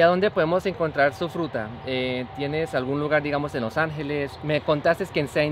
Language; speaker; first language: Spanish; native; Spanish